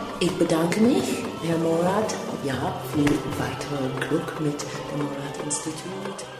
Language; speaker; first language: German; non-native, fluent; Fang